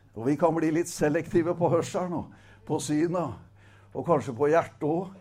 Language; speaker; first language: Norwegian; native; Norwegian